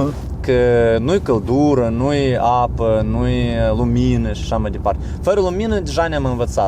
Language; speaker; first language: Romanian; non-native, learner; Ukrainian